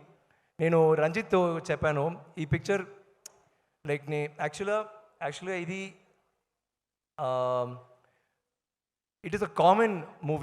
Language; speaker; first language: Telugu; non-native, learner; Tamil